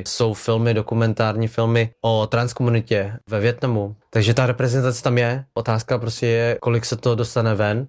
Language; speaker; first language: Czech; early bilingual, other home language; Vietnamese